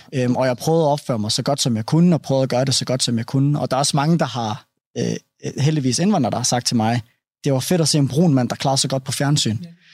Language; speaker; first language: Danish; early bilingual, other home language; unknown